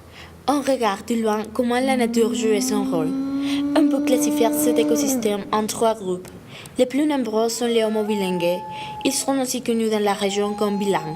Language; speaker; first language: French; non-native, learner; Spanish